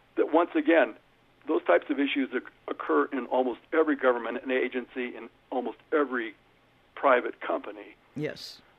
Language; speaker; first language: English; native; English